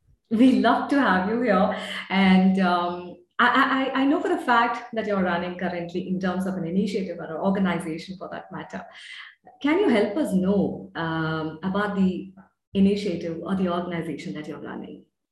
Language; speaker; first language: English; non-native, local second language; Tamil